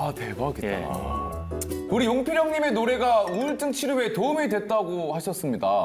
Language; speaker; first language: Korean; native; Korean